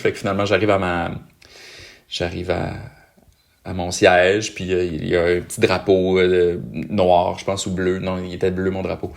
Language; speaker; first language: French; native; French